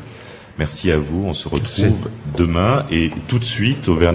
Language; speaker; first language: French; native; French